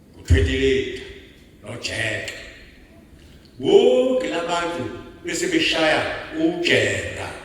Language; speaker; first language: Zulu; native; Zulu